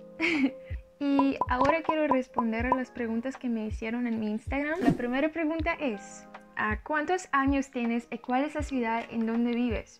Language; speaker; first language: Spanish; non-native, learner; Russian